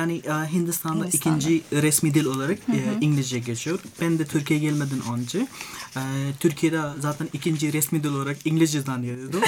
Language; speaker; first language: Turkish; non-native, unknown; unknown